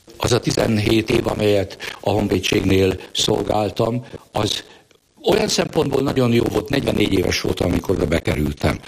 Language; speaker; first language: Hungarian; native; Hungarian